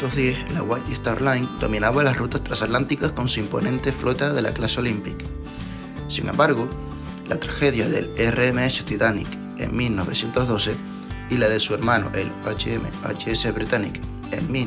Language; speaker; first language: Spanish; native; Spanish